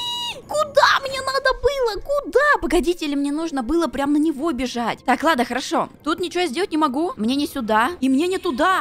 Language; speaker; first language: Russian; native; Russian